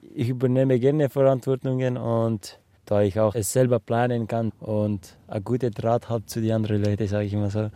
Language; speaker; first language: German; non-native, fluent; Persian